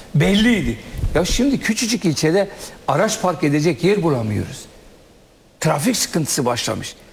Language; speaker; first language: Turkish; non-native, local second language; Kurdish